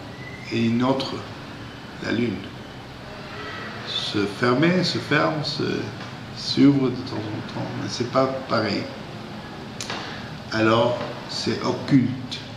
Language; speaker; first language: French; non-native, fluent; Spanish